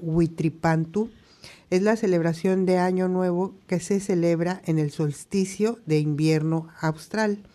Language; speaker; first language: Spanish; native; Spanish